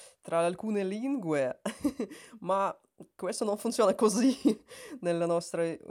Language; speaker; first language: Italian; non-native, learner; Russian